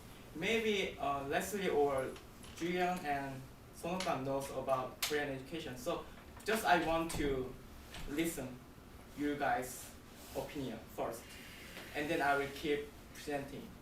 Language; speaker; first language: English; non-native, learner; Korean